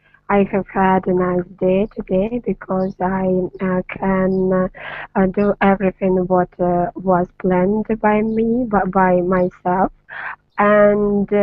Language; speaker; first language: English; non-native, learner; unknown